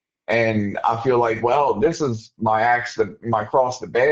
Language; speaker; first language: English; native; English